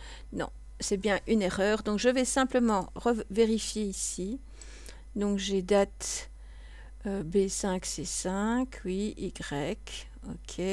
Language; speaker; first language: French; native; French